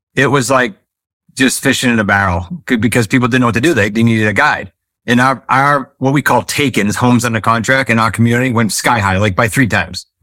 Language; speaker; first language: English; native; English